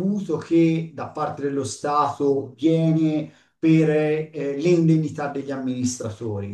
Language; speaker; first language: Italian; native; Italian